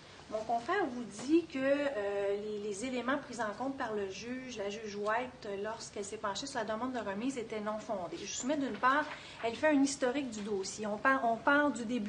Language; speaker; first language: French; native; French